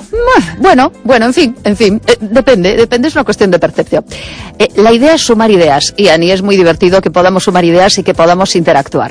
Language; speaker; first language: Spanish; native; Spanish